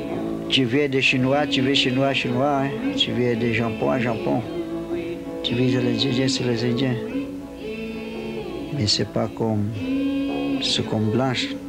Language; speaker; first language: French; non-native, local second language; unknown